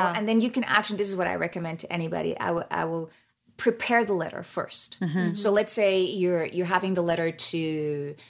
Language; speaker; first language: English; non-native, fluent; German